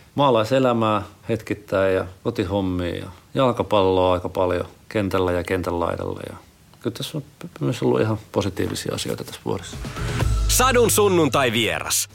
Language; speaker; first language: Finnish; native; Finnish